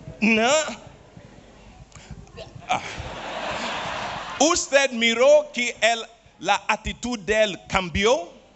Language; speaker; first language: Spanish; non-native, learner; Portuguese